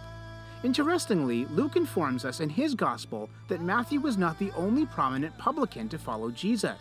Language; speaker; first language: English; native; English